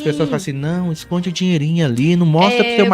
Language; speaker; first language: Portuguese; native; Portuguese